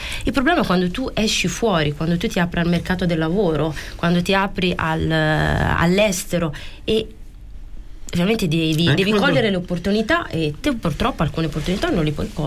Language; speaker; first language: Italian; early bilingual, other home language; Arabic